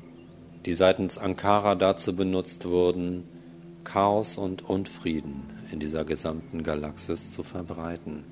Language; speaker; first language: German; native; German